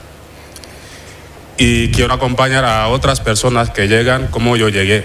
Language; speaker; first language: Spanish; non-native, fluent; Wolof